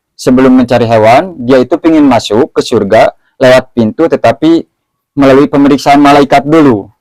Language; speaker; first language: Indonesian; non-native, local second language; Sundanese